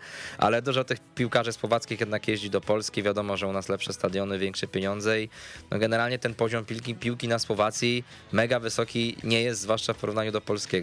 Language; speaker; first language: Polish; native; Polish